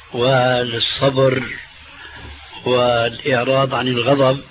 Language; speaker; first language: Arabic; early bilingual, other home language; Albanian